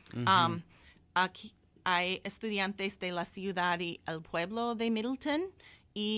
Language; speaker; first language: Spanish; non-native, fluent; English